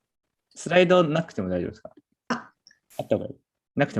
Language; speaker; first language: Japanese; native; Japanese